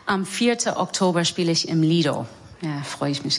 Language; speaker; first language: German; non-native, learner; English